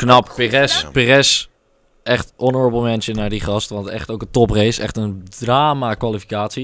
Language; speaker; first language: Dutch; native; Dutch